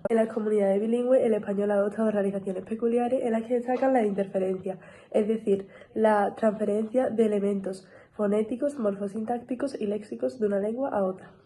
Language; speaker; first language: Spanish; native; Spanish